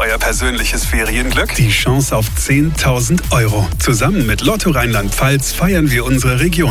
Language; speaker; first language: German; native; German